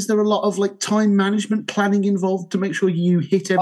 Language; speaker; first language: English; native; English